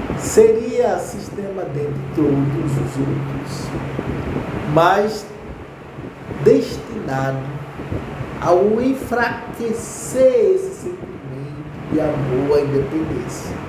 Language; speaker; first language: Portuguese; native; Portuguese